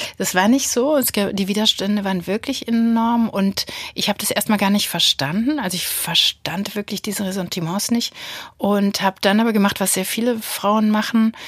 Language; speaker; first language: German; native; German